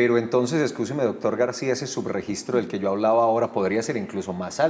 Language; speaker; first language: Spanish; native; Spanish